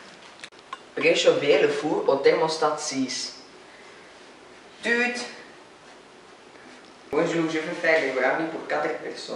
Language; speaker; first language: French; non-native, learner; Dutch